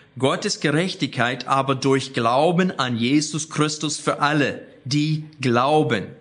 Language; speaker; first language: German; non-native, fluent; English